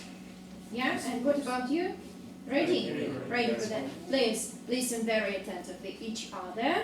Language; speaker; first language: English; non-native, fluent; Russian